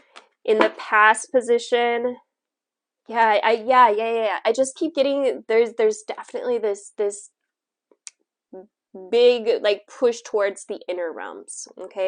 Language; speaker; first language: English; native; English